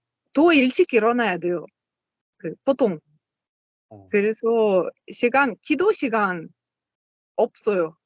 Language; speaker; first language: Korean; non-native, learner; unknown